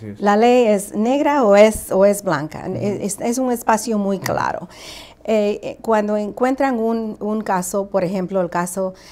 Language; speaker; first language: Spanish; early bilingual, heritage; Spanish